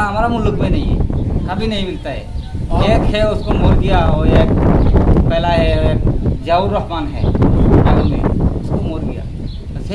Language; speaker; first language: Hindi; non-native, learner; Bangla